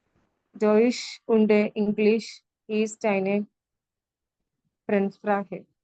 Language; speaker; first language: German; non-native, learner; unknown